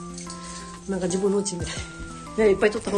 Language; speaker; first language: Japanese; non-native, fluent; Filipino